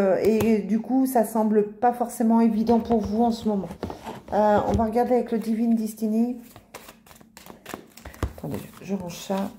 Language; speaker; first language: French; native; French